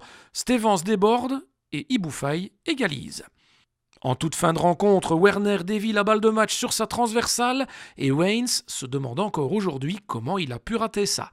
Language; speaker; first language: French; native; French